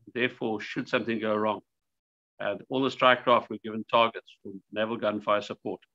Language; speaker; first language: English; native; English